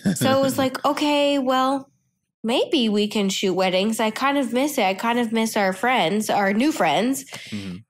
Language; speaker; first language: English; native; English